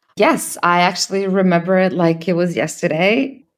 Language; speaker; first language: English; non-native, fluent; Serbian